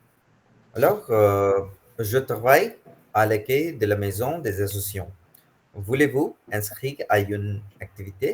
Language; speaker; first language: French; non-native, fluent; Hindi